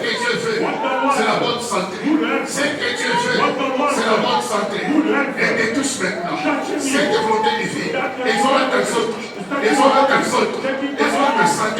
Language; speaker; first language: French; non-native, local second language; Lingala